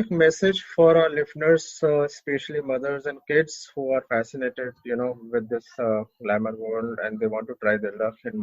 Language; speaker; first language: English; non-native, local second language; Hindi